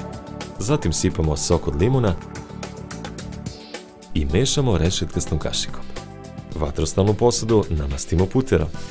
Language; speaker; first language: Serbian; native; Serbian